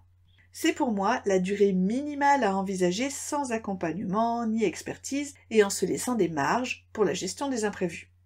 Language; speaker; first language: French; native; French